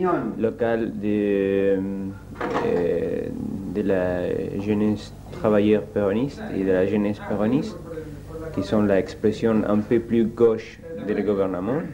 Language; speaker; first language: French; non-native, learner; Spanish